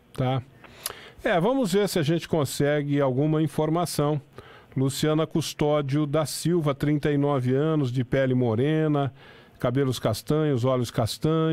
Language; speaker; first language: Portuguese; native; Portuguese